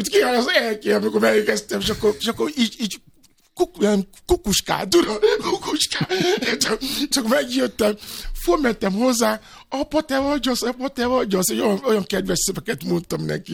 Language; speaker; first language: Hungarian; non-native, fluent; Yoruba